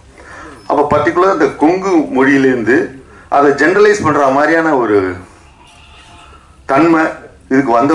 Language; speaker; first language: Tamil; native; Tamil